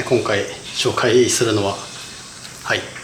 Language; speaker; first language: Japanese; native; Japanese